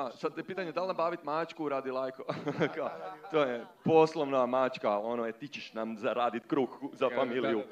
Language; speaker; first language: Croatian; native; Croatian